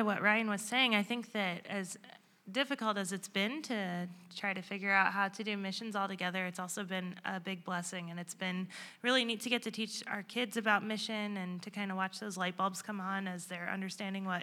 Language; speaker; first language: English; native; English